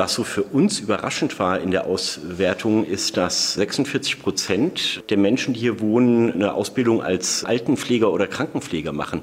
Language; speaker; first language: German; native; German